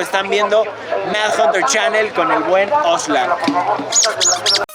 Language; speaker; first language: Spanish; native; Spanish